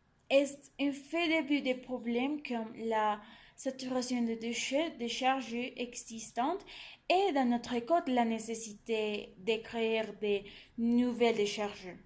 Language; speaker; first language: French; non-native, learner; Spanish